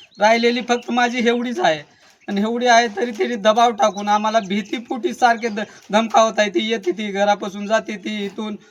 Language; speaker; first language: Marathi; non-native, local second language; Lambadi